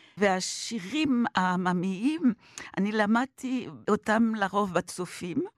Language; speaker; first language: Hebrew; non-native, fluent; French